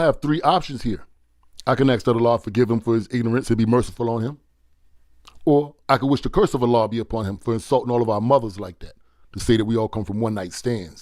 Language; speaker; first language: English; native; English